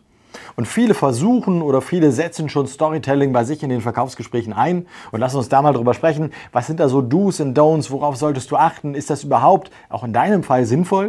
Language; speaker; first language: German; native; German